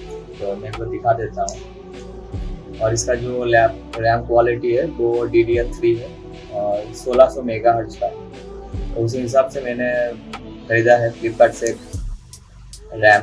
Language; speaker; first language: Hindi; non-native, local second language; Bangla